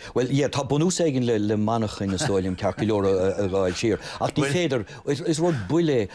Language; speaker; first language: Irish; non-native, local second language; English